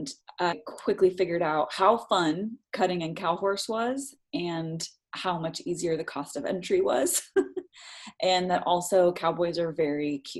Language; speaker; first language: English; native; English